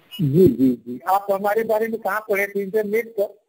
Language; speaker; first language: Hindi; native; Hindi